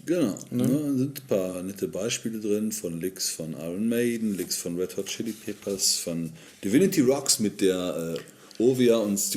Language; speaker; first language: German; native; German